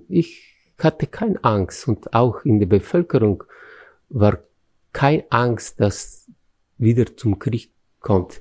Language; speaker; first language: German; non-native, fluent; Slovenian